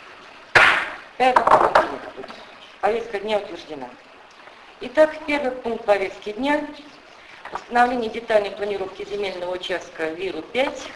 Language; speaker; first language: Russian; native; Russian